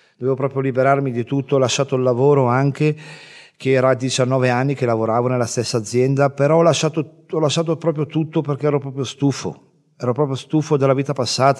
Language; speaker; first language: Italian; native; Italian